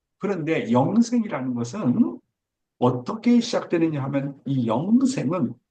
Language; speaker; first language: Korean; native; Korean